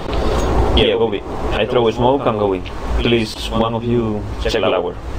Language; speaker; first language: English; non-native, learner; Spanish